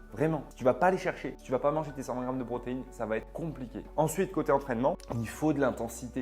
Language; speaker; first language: French; native; French